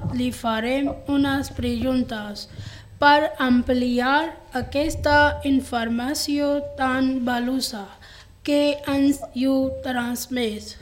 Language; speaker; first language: Catalan; non-native, learner; Spanish